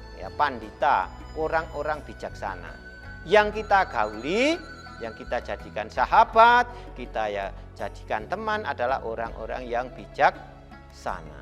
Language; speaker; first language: Indonesian; native; Indonesian